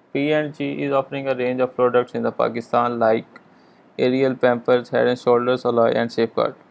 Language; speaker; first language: English; non-native, local second language; Urdu